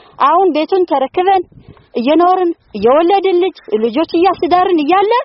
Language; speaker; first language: Amharic; non-native, local second language; Tigrinya